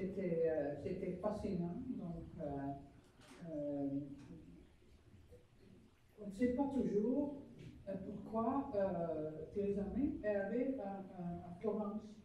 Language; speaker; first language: French; non-native, fluent; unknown